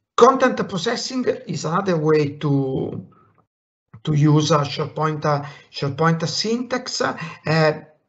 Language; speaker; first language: English; non-native, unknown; Italian